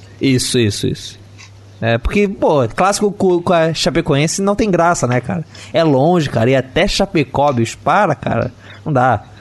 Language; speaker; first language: Portuguese; native; Portuguese